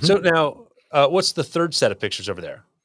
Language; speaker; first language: English; native; English